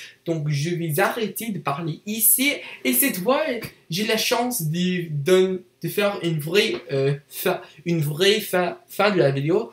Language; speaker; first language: French; non-native, learner; English